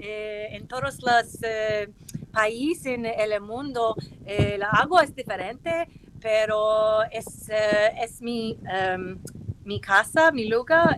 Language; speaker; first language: Spanish; non-native, learner; English